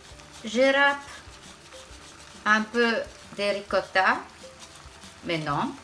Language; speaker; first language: French; non-native, fluent; Italian